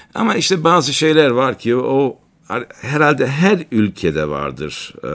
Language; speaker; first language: Turkish; native; Turkish